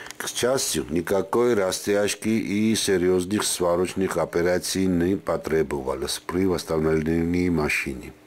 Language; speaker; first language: Russian; non-native, fluent; Georgian